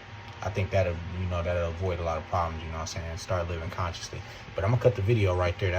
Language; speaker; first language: English; native; English